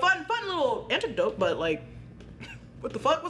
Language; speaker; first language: English; native; English